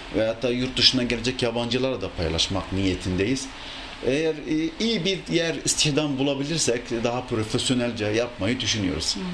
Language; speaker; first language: Turkish; native; Turkish